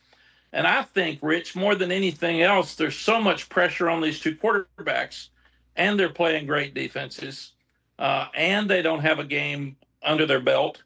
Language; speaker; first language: English; native; English